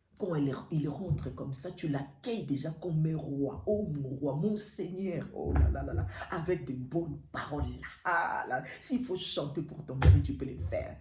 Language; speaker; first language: French; non-native, local second language; Lingala